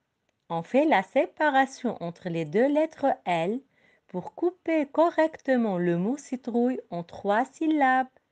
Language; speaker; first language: French; non-native, local second language; Arabic